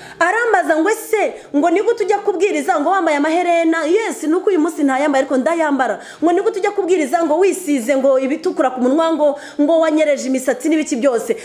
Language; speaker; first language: Kinyarwanda; early bilingual, heritage; Kinyarwanda